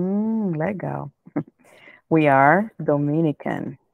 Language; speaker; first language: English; non-native, fluent; Portuguese